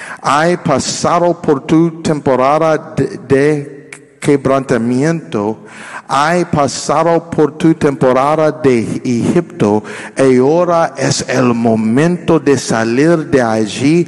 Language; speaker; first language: Spanish; non-native, learner; English